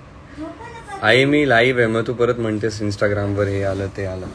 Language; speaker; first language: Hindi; non-native, local second language; Marathi